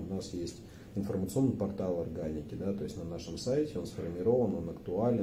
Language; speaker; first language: Russian; native; Russian